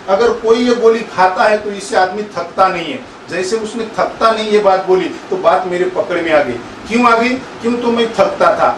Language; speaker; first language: Hindi; non-native, local second language; Marathi